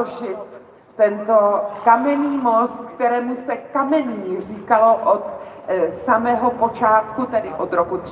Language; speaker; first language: Czech; native; Czech